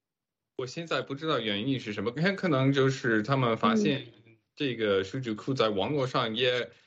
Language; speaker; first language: Chinese; non-native, fluent; English